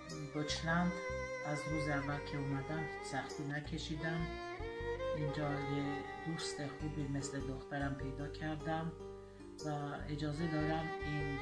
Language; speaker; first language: Persian; non-native, local second language; Armenian